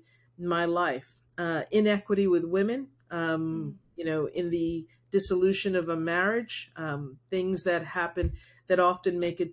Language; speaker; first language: English; early bilingual, other home language; Spanish